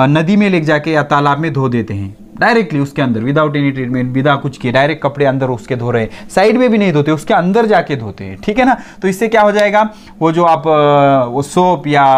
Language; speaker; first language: Hindi; non-native, local second language; Marathi